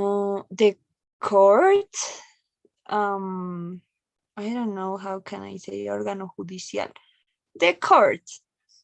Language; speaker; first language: English; non-native, learner; Spanish